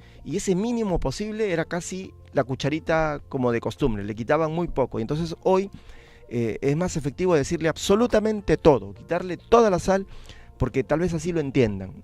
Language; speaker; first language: Spanish; native; Spanish